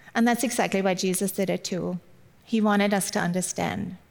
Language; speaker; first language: English; non-native, fluent; German